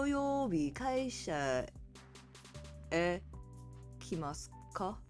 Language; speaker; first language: Japanese; non-native, learner; English